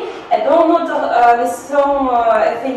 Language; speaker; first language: French; non-native, fluent; Russian